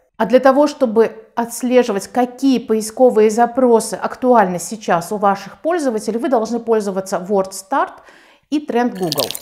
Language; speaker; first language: Russian; non-native, local second language; Tajik